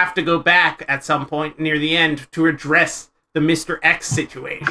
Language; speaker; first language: English; native; English